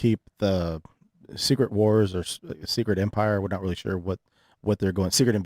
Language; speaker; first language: English; native; English